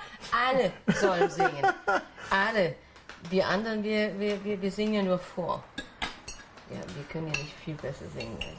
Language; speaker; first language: German; non-native, fluent; Danish